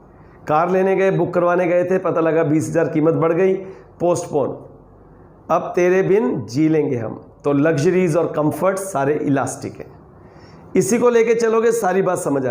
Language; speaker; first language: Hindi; native; Hindi